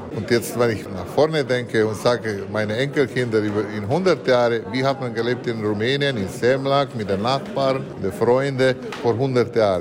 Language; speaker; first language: German; early bilingual, heritage; German